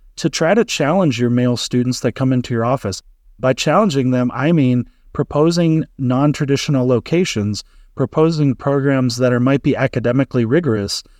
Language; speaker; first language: English; native; English